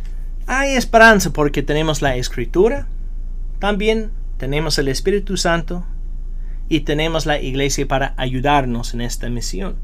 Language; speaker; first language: Spanish; non-native, fluent; English